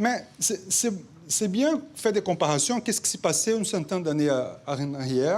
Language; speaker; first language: French; non-native, fluent; Portuguese